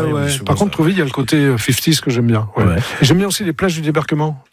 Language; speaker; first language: French; native; French